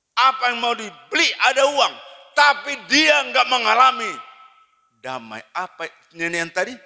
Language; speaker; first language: Indonesian; non-native, local second language; Batak Toba